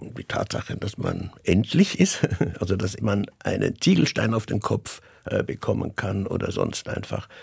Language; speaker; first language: German; native; German